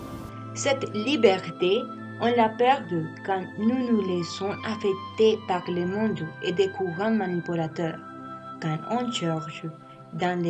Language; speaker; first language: French; non-native, learner; Spanish